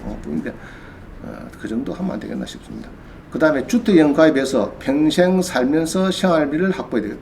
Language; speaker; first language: Korean; native; Korean